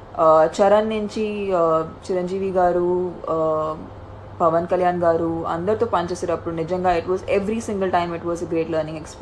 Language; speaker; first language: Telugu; non-native, fluent; Hindi